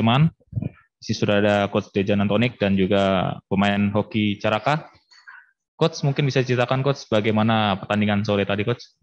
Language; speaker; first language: Indonesian; native; Indonesian